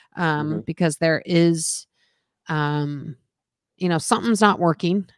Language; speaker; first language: English; native; English